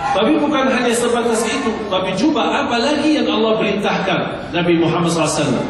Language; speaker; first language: Malay; non-native, fluent; Arabic